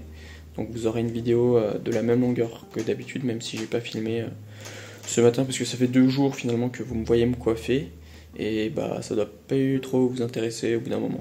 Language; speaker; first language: French; native; French